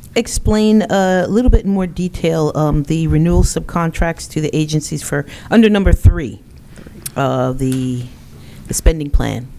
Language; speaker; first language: English; native; English